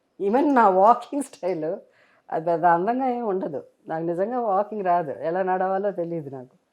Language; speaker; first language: Telugu; native; Telugu